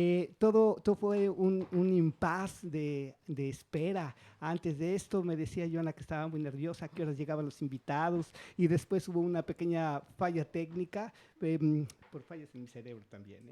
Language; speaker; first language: Spanish; native; Spanish